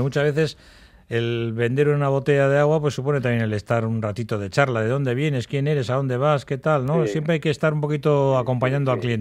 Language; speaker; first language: Spanish; native; Spanish